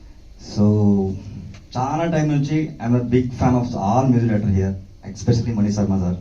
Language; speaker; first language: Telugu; non-native, learner; Kannada